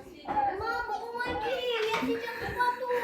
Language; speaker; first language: Russian; early bilingual, other home language; Tajik